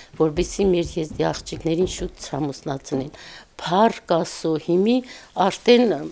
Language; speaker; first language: Armenian; non-native, local second language; Kurdish